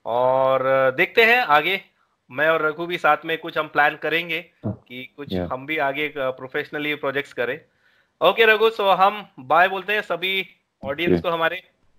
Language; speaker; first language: Hindi; native; Hindi